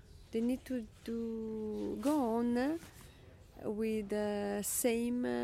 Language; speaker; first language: English; non-native, learner; Italian